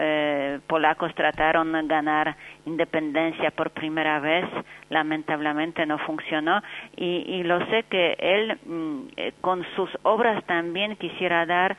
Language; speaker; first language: Spanish; non-native, fluent; Polish